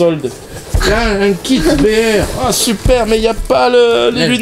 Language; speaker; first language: French; native; French